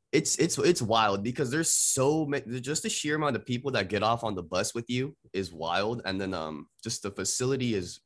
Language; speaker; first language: English; native; English